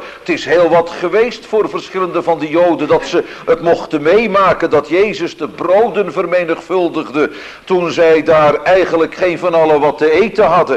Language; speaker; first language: Dutch; native; Dutch